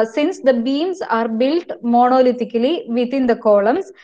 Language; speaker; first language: English; non-native, local second language; Malayalam